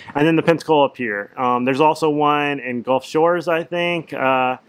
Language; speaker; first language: English; native; English